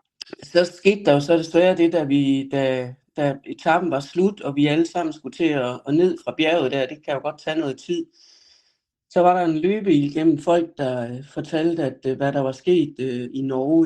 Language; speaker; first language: Danish; native; Danish